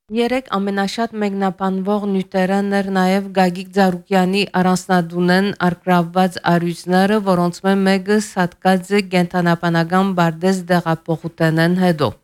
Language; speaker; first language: Armenian; early bilingual, heritage; Armenian